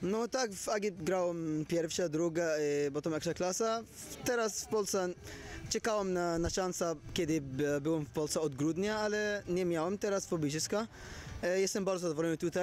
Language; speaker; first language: Polish; non-native, learner; Arabic